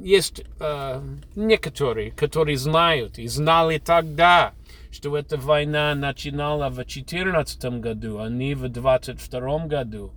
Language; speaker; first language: Russian; non-native, fluent; English